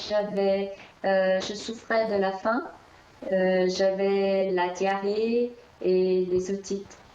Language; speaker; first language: French; early bilingual, other home language; Korean